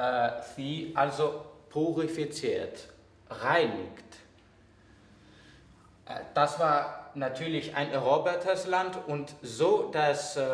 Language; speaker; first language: German; non-native, fluent; Greek